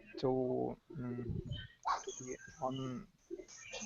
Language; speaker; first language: English; non-native, learner; Russian